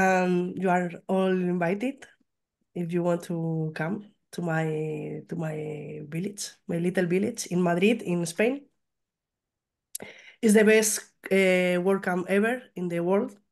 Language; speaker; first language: English; non-native, learner; Spanish